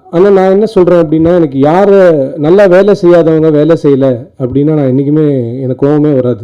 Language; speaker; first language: Tamil; native; Tamil